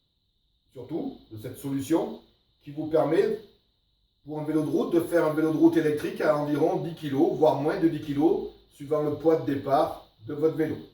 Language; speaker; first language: French; native; French